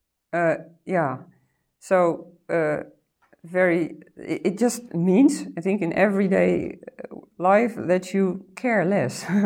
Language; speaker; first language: English; non-native, fluent; Dutch